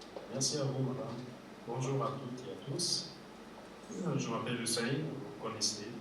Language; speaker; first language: French; non-native, fluent; Arabic